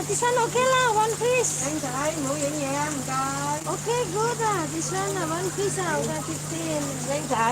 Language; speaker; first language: English; non-native, learner; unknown